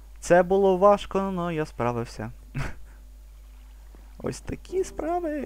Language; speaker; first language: Ukrainian; native; Ukrainian